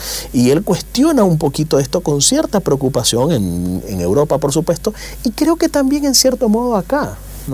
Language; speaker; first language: Spanish; native; Spanish